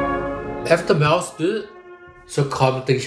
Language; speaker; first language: Danish; non-native, fluent; Chinese